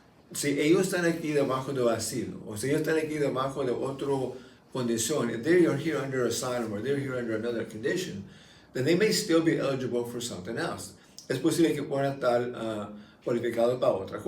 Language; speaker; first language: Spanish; early bilingual, heritage; Spanish